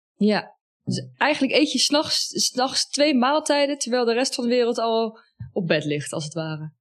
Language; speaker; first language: Dutch; native; Dutch